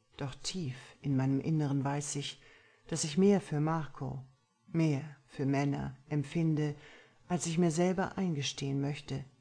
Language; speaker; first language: German; native; German